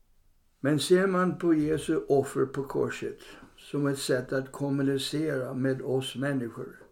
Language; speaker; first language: Swedish; non-native, fluent; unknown